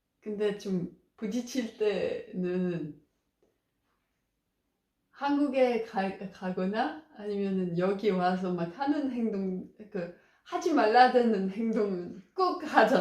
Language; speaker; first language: Korean; non-native, learner; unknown